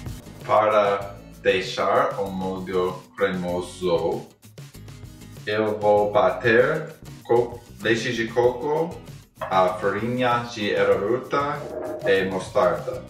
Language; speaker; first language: Portuguese; non-native, learner; English